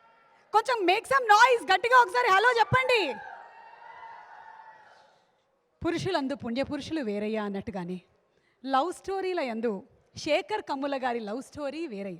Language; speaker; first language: Telugu; native; Telugu